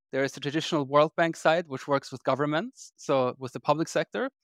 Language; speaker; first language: English; non-native, fluent; German